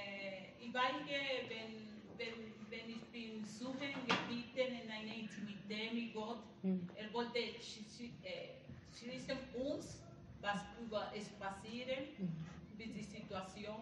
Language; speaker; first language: German; non-native, learner; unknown